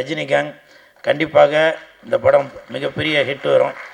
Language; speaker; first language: Tamil; native; Tamil